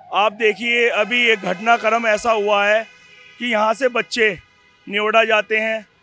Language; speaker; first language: Hindi; native; Hindi